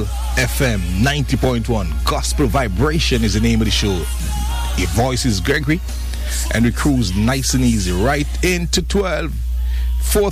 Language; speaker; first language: English; non-native, local second language; Jamaican Creole English